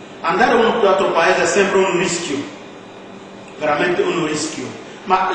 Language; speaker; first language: Italian; non-native, fluent; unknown